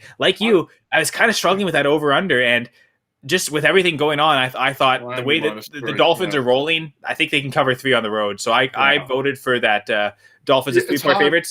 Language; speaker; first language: English; native; English